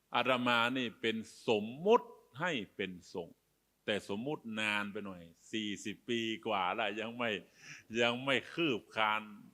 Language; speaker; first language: Thai; native; Thai